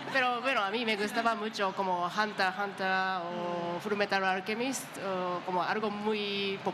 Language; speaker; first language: Spanish; non-native, learner; Japanese